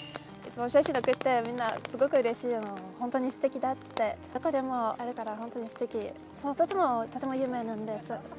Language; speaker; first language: Japanese; non-native, fluent; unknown